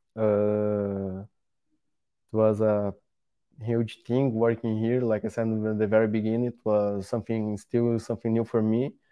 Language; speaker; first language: English; non-native, learner; Portuguese